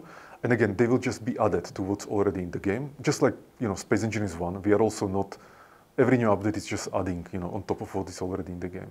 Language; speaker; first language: English; non-native, fluent; Slovak